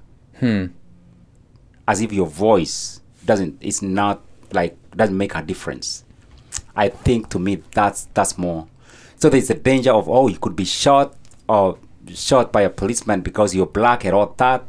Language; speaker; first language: English; non-native, local second language; Meru